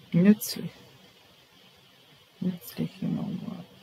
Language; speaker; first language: German; non-native, fluent; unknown